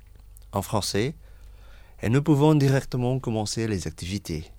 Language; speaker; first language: French; non-native, fluent; Indonesian